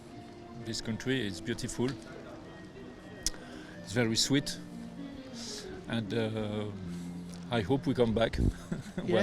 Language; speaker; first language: English; non-native, learner; French